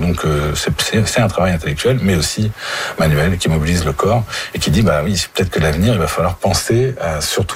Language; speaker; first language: French; native; French